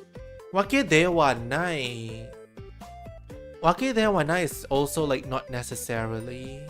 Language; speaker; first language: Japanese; non-native, learner; English